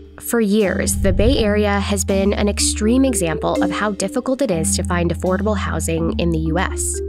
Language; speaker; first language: English; native; English